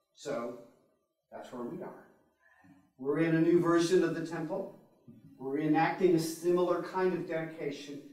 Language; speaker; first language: English; native; English